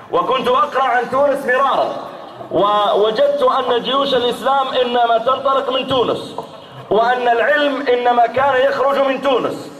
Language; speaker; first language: Arabic; native; Arabic